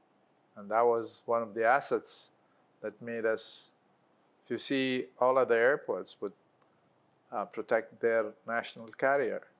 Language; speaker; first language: English; non-native, local second language; Arabic